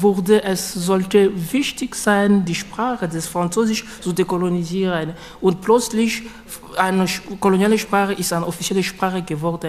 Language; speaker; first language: German; non-native, learner; French